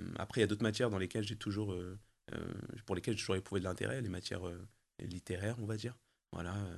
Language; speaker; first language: French; early bilingual, other home language; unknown